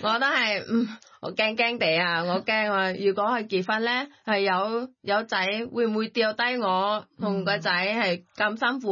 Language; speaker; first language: Cantonese; non-native, fluent; Thai